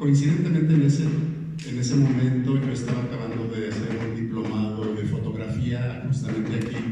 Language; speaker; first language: Spanish; native; Spanish